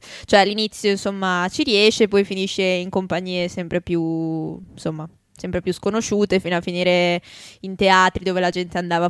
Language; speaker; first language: Italian; native; Italian